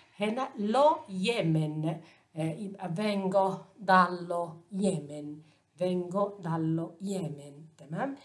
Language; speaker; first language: Italian; non-native, fluent; Arabic